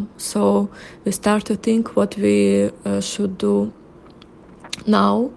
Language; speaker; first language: English; non-native, learner; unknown